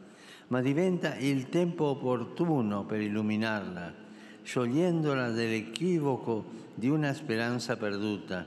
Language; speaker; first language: Italian; non-native, fluent; Spanish